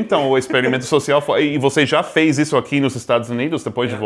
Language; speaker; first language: Portuguese; non-native, fluent; English